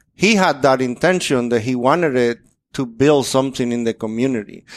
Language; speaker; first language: English; non-native, fluent; Spanish